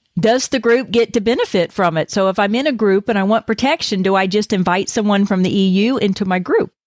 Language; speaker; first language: English; native; English